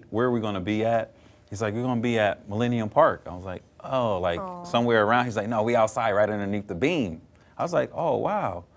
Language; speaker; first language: English; native; English